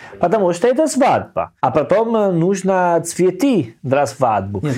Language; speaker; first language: Russian; non-native, learner; Italian